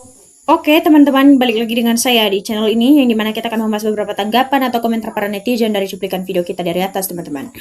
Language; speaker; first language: Indonesian; native; Indonesian